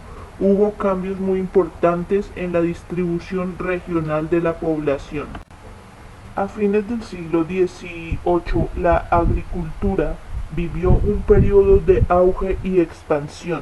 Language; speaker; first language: Spanish; native; Spanish